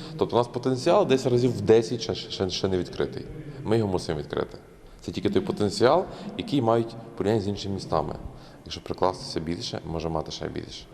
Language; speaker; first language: Ukrainian; native; Ukrainian